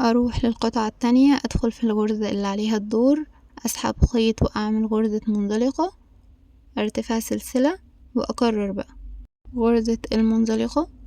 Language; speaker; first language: Arabic; native; Arabic